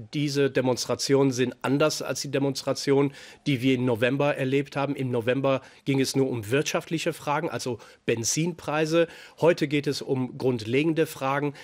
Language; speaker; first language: German; early bilingual, other home language; Persian